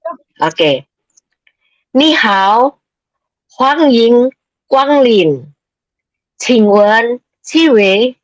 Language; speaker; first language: Chinese; non-native, learner; Indonesian